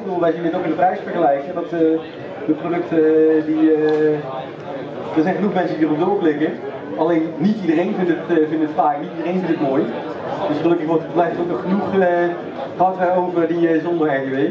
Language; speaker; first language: Dutch; native; Dutch